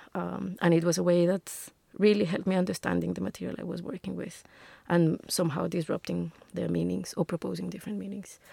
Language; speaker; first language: English; non-native, fluent; Spanish